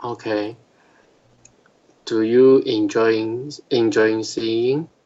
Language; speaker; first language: English; non-native, learner; Chinese